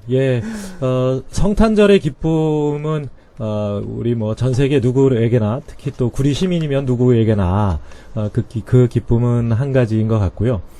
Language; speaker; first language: Korean; native; Korean